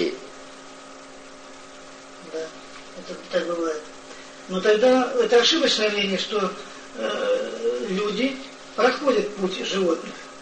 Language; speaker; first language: Russian; native; Russian